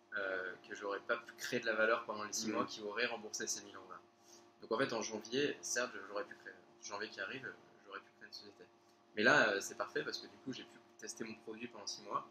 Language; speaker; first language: French; native; French